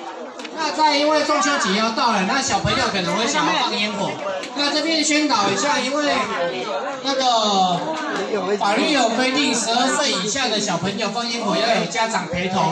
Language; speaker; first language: Chinese; native; Chinese